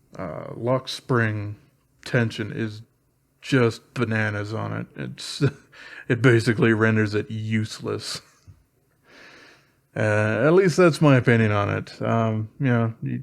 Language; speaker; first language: English; native; English